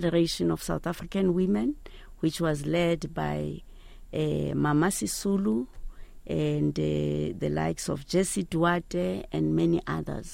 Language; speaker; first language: English; non-native, local second language; Xhosa